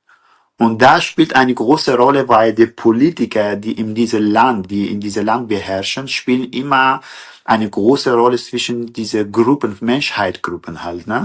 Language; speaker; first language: German; non-native, fluent; Kurdish